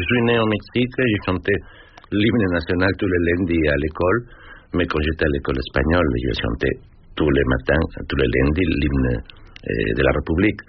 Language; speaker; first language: French; non-native, fluent; Spanish